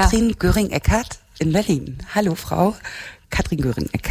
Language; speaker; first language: German; native; German